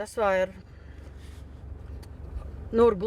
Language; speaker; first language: German; non-native, learner; Latvian